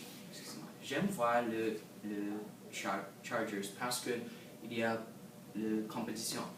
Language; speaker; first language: French; non-native, learner; English